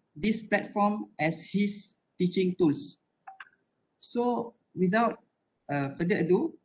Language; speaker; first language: English; non-native, local second language; Malay